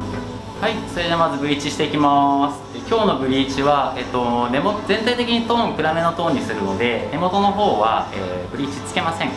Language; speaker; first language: Japanese; native; Japanese